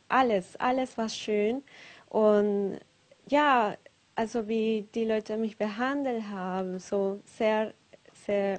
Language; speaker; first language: German; non-native, learner; Spanish